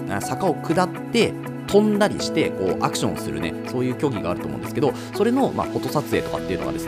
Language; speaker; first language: Japanese; native; Japanese